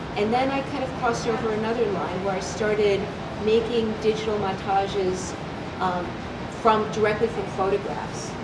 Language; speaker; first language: English; native; English